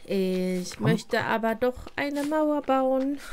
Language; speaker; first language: German; native; German